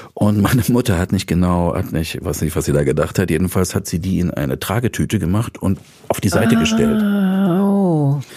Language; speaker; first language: German; native; German